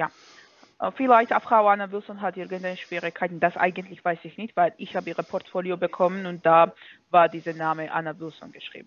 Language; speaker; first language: German; non-native, fluent; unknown